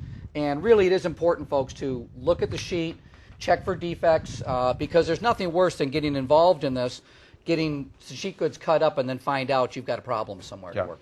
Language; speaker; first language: English; native; English